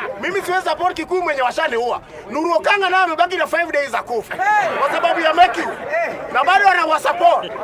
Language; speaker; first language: Swahili; native; Swahili